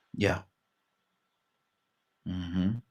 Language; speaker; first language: English; native; English